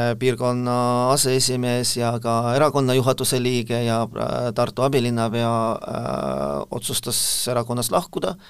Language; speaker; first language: Estonian; non-native, local second language; Russian